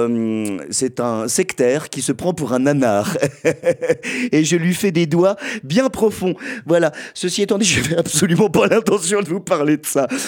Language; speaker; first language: French; native; French